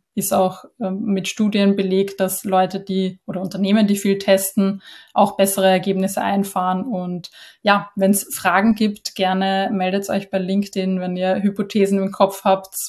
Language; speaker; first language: German; native; German